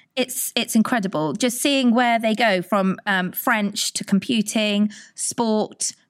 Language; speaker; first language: English; native; English